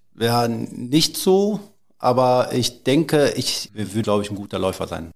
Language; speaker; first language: German; early bilingual, other home language; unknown